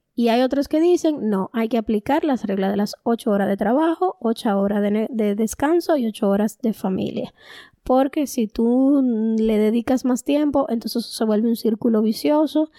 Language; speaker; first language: Spanish; native; Spanish